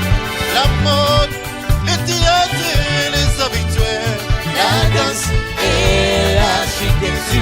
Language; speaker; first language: French; non-native, learner; English